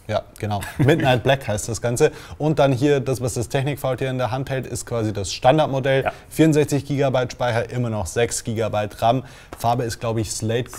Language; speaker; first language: German; native; German